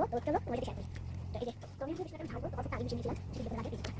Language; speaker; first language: Bangla; native; Bangla